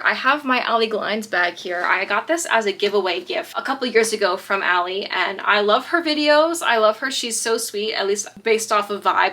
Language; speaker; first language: English; native; English